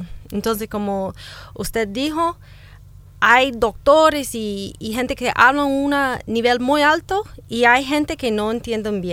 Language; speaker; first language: Spanish; non-native, fluent; English